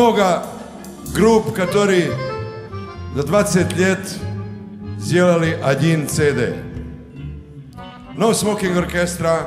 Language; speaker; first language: Russian; non-native, learner; Serbian